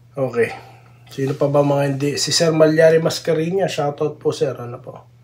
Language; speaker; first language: Filipino; native; Filipino